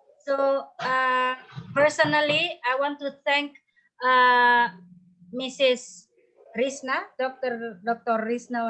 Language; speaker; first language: English; non-native, fluent; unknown